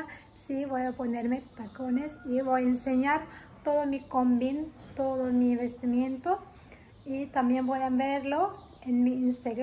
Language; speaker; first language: Spanish; non-native, fluent; Turkish